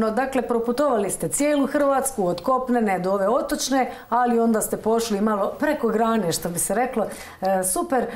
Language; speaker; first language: Croatian; native; Croatian